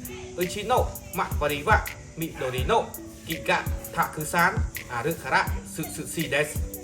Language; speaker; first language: Japanese; non-native, learner; Khmer